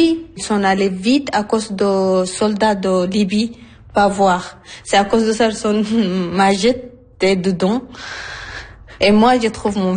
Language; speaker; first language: French; non-native, learner; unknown